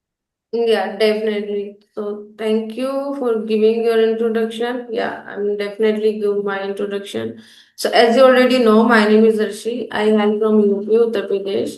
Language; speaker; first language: English; non-native, local second language; Hindi